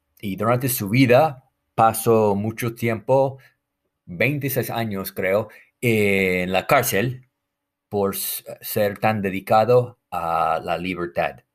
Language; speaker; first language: Spanish; non-native, fluent; English